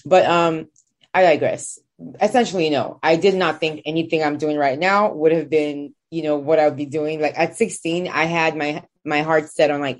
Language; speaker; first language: English; non-native, local second language; Igbo